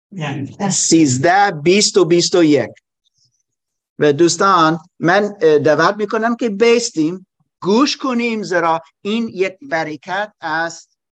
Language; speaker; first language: Persian; non-native, learner; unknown